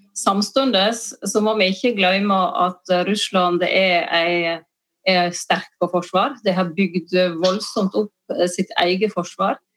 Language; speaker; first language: Norwegian; native; Norwegian